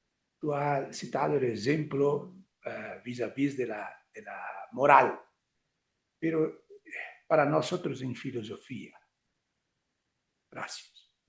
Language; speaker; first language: Spanish; non-native, fluent; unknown